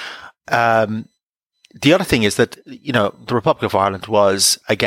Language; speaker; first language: English; native; English